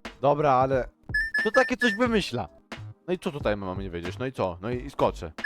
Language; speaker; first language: Polish; native; Polish